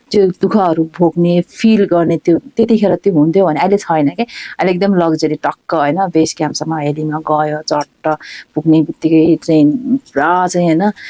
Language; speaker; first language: Nepali; non-native, local second language; Sherpa